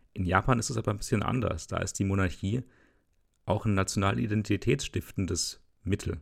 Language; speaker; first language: German; native; German